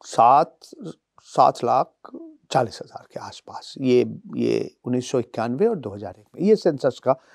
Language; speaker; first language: Hindi; non-native, local second language; Bangla